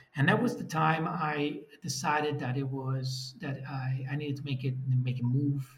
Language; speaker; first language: English; non-native, fluent; Italian